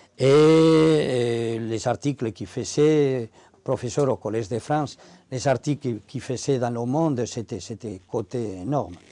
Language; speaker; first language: French; non-native, fluent; Spanish